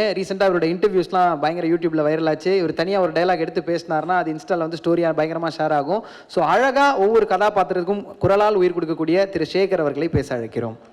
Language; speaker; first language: Tamil; native; Tamil